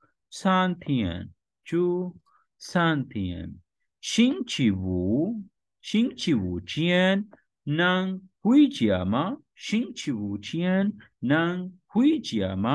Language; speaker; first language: Chinese; non-native, learner; Urdu